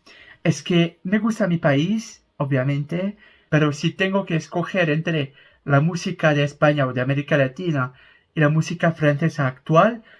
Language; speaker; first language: Spanish; non-native, fluent; French